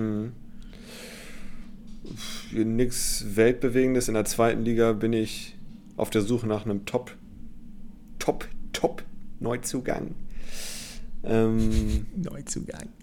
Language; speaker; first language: German; native; German